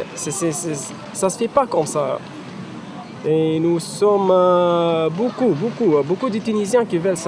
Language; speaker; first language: French; non-native, local second language; Arabic